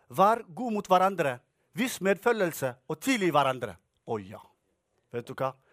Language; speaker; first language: Norwegian; non-native, fluent; Tigrinya